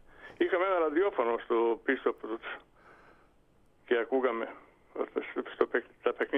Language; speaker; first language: Greek; non-native, fluent; Bosnian